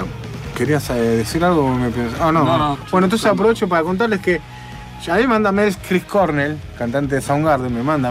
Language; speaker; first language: Spanish; native; Spanish